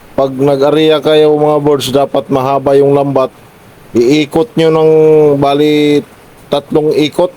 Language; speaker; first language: Filipino; non-native, local second language; Waray